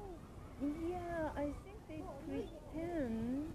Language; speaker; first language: English; non-native, learner; Japanese